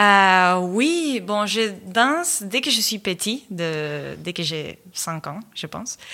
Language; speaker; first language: French; non-native, fluent; Spanish